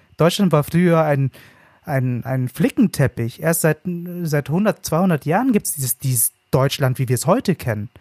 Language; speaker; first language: German; early bilingual, other home language; Vietnamese